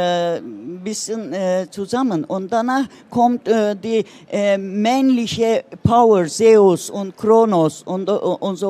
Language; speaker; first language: German; non-native, learner; Turkish